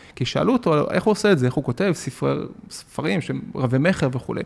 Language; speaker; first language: Hebrew; native; Hebrew